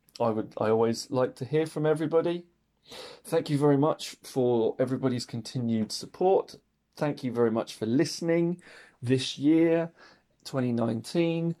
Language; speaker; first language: English; native; English